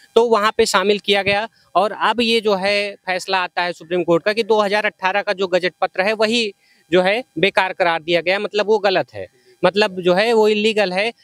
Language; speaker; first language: Hindi; native; Hindi